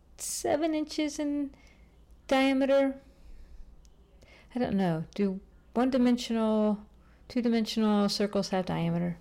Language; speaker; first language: English; native; English